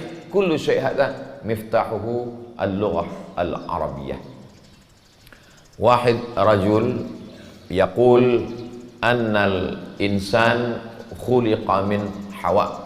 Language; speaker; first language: Arabic; non-native, fluent; Indonesian